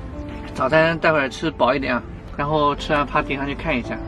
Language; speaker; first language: Chinese; native; Chinese